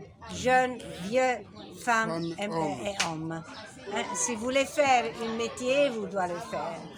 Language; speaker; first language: French; non-native, learner; Italian